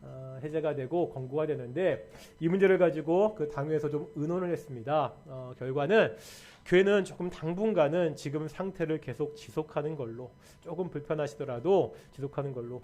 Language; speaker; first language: Korean; native; Korean